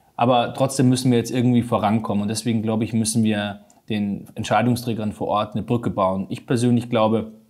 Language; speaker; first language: German; native; German